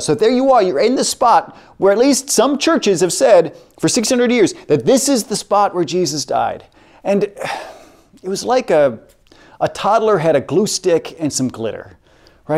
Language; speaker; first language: English; native; English